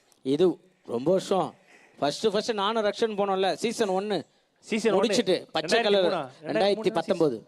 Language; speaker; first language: Tamil; native; Tamil